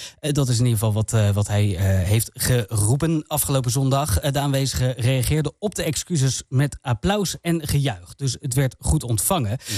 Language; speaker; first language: Dutch; native; Dutch